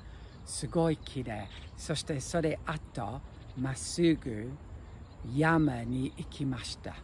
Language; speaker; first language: Japanese; non-native, learner; English